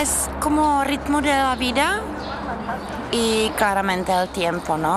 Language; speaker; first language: Spanish; non-native, fluent; Czech